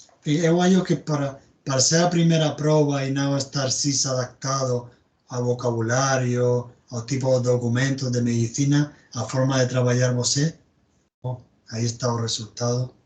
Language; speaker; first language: Portuguese; non-native, learner; Spanish